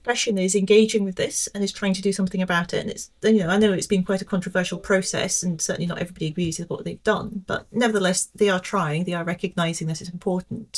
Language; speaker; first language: English; native; English